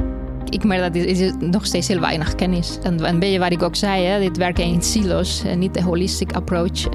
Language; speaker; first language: Dutch; non-native, fluent; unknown